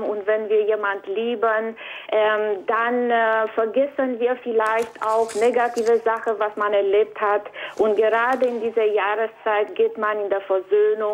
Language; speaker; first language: German; non-native, fluent; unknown